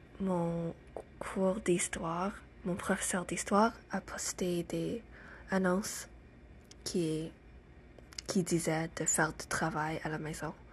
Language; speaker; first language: French; non-native, learner; English